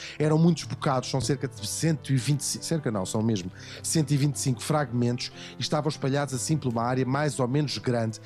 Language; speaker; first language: Portuguese; native; Portuguese